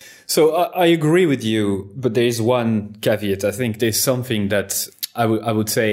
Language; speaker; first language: English; non-native, fluent; French